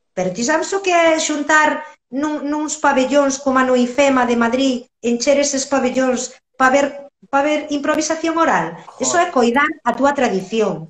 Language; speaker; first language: Galician; native; Galician